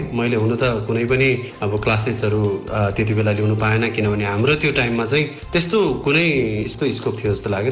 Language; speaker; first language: Nepali; native; Nepali